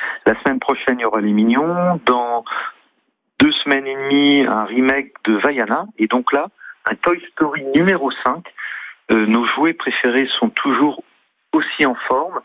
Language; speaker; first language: French; native; French